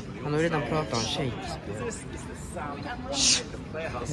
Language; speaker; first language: Swedish; early bilingual, other home language; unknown